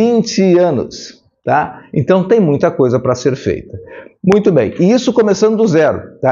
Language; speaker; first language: Portuguese; native; Portuguese